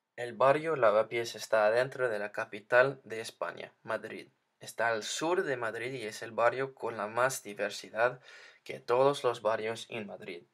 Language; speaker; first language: Spanish; non-native, learner; English